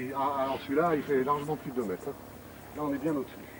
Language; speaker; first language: French; native; French